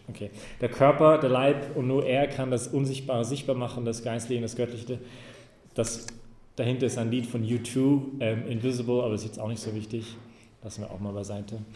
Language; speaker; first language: German; non-native, fluent; English